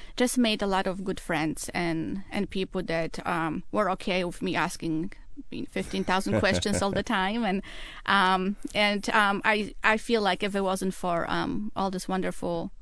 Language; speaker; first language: English; non-native, fluent; Polish